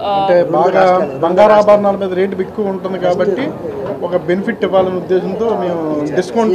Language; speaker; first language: Telugu; native; Telugu